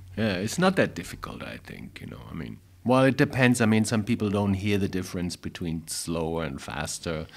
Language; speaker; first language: English; non-native, fluent; German